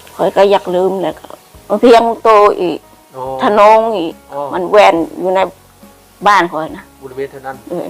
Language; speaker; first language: Lao; non-native, learner; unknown